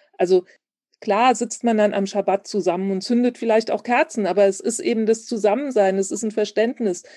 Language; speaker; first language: German; native; German